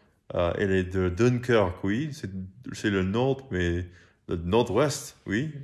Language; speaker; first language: French; non-native, learner; English